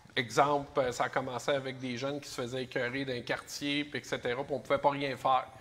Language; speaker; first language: French; native; French